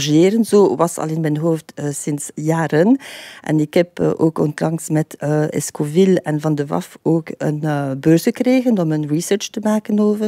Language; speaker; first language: Dutch; non-native, fluent; French